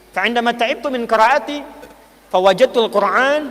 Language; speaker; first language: Arabic; non-native, fluent; Indonesian